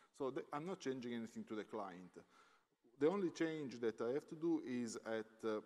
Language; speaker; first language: English; non-native, fluent; Italian